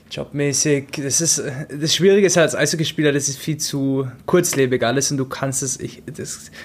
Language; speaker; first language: German; native; German